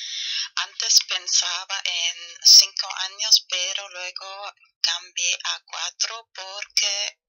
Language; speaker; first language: Spanish; non-native, learner; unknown